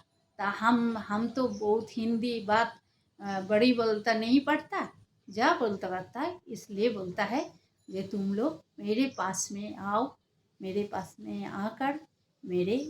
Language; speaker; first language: Hindi; non-native, learner; Bangla